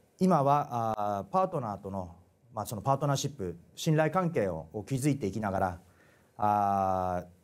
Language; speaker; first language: Japanese; native; Japanese